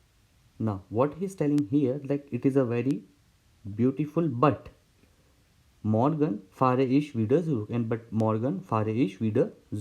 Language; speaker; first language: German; non-native, learner; Hindi